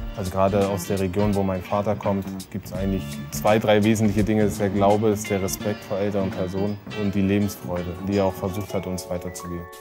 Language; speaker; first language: German; native; German